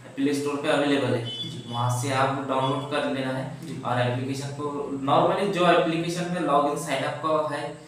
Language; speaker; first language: Hindi; non-native, local second language; Urdu